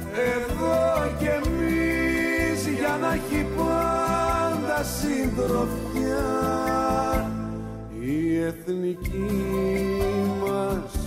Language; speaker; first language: Greek; early bilingual, heritage; Greek